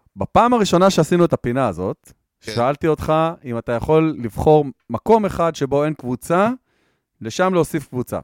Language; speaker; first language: Hebrew; native; Hebrew